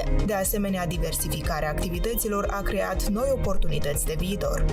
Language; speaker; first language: Romanian; native; Romanian